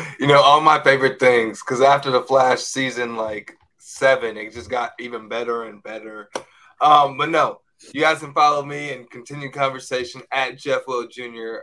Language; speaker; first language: English; native; English